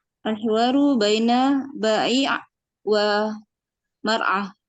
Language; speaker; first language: Arabic; non-native, learner; Indonesian